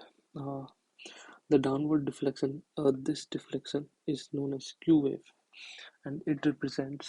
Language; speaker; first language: English; non-native, local second language; Hindi